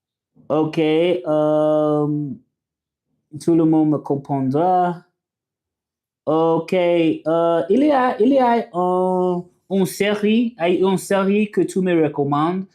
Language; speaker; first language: French; non-native, learner; English